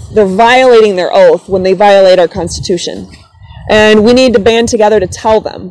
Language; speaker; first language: English; native; English